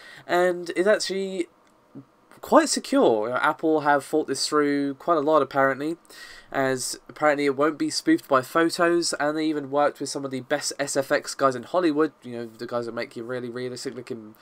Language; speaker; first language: English; native; English